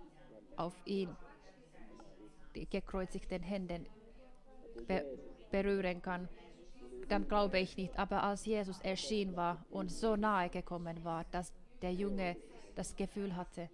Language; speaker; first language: German; non-native, fluent; Finnish